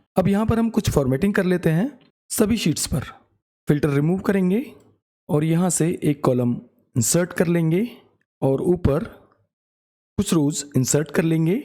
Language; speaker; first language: Hindi; native; Hindi